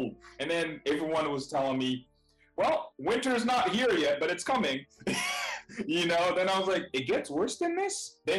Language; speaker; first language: English; non-native, fluent; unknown